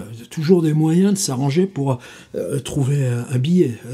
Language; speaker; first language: French; native; French